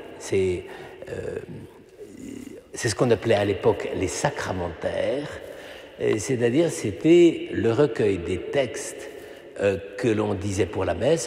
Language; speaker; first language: French; native; French